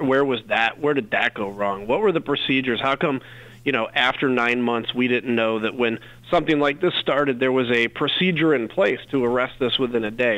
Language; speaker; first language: English; native; English